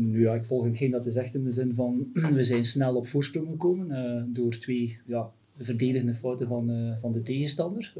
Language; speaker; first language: Dutch; native; Dutch